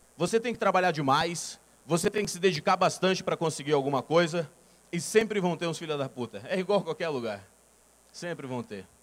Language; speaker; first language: Portuguese; native; Portuguese